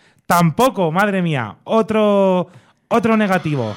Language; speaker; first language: Spanish; native; Spanish